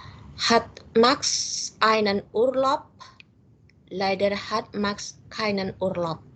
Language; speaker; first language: German; non-native, learner; Indonesian